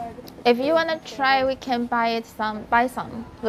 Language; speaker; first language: English; non-native, learner; Chinese